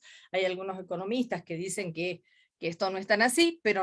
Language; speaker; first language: Spanish; native; Spanish